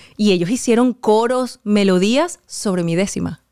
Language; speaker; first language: Spanish; native; Spanish